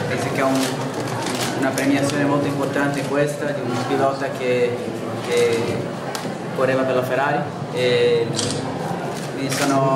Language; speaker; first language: Italian; non-native, fluent; Portuguese